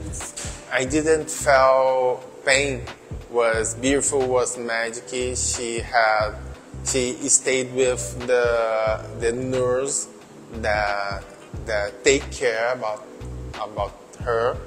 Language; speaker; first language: English; non-native, learner; Portuguese